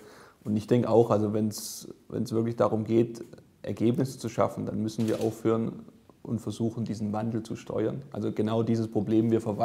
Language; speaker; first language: German; native; German